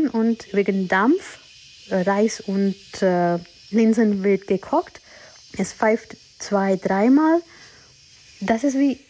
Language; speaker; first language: German; non-native, learner; Gujarati